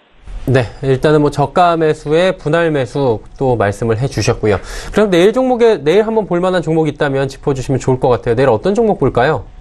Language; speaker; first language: Korean; native; Korean